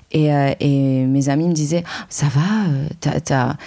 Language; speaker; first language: French; non-native, local second language; Arabic